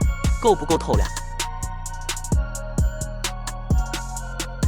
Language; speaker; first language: Chinese; native; Chinese